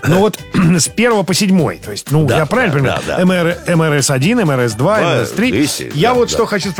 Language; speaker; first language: Russian; native; Russian